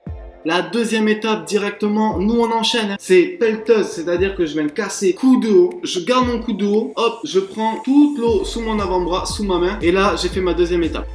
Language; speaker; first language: French; native; French